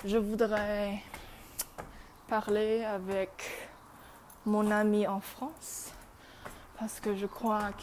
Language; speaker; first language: French; non-native, learner; English